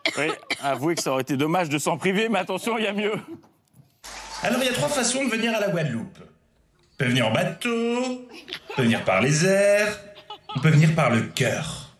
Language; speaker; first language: French; native; French